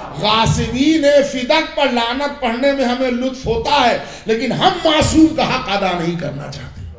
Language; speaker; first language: Urdu; native; Urdu